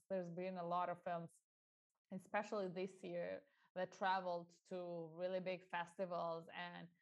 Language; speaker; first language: English; non-native, fluent; Albanian